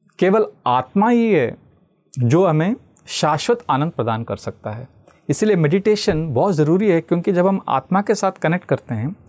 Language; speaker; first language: Hindi; non-native, local second language; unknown